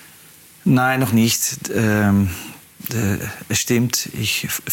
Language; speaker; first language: German; non-native, fluent; Dutch